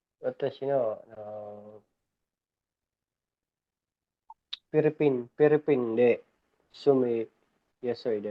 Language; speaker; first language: Japanese; non-native, learner; Filipino